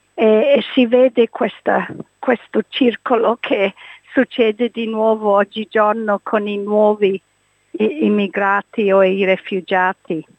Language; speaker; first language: Italian; early bilingual, heritage; English